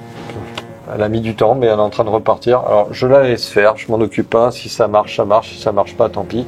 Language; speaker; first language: French; native; French